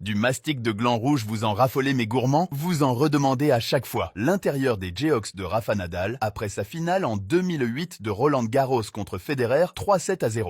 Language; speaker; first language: French; native; French